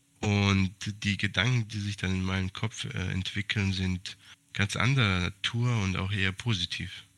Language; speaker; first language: German; early bilingual, other home language; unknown